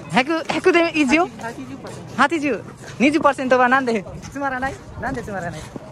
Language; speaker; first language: Japanese; non-native, learner; Nepali